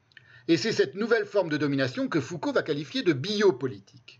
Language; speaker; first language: French; native; French